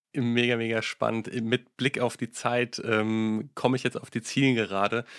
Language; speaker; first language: German; native; German